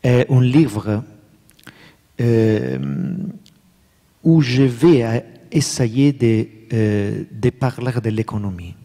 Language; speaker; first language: French; non-native, learner; Italian